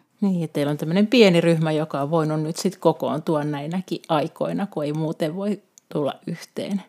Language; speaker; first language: Finnish; native; Finnish